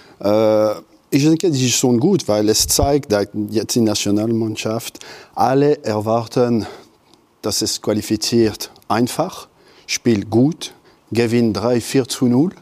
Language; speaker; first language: German; non-native, local second language; French